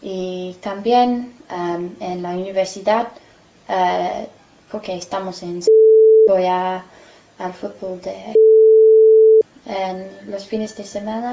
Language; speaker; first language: Spanish; non-native, learner; English